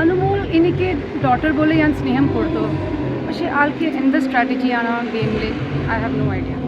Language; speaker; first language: Malayalam; non-native, learner; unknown